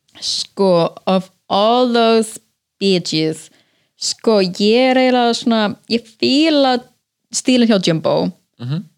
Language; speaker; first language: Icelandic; non-native, fluent; English